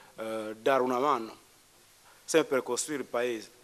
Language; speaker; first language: Italian; non-native, fluent; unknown